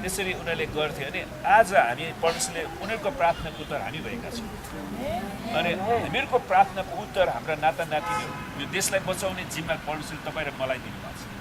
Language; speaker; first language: Nepali; native; Nepali